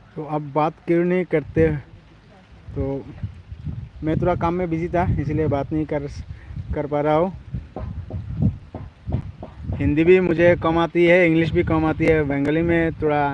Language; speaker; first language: Hindi; non-native, local second language; Bangla